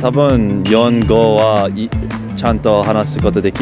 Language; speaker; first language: Japanese; non-native, learner; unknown